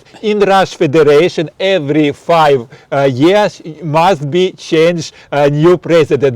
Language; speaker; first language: English; non-native, learner; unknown